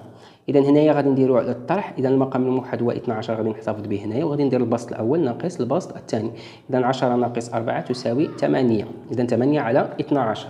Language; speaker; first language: Arabic; native; Arabic